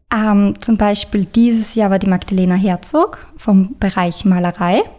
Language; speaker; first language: German; native; German